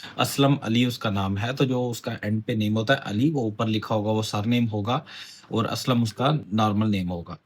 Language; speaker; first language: Urdu; non-native, local second language; Punjabi